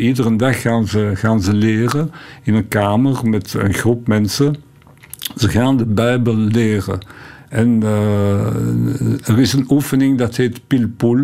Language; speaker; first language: Dutch; non-native, local second language; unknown